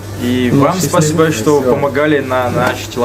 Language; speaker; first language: Russian; non-native, learner; Uzbek